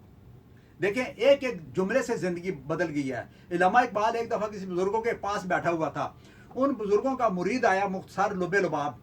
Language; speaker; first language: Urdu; non-native, local second language; Punjabi